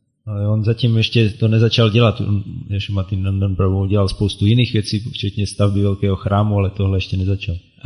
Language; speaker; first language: Czech; native; Czech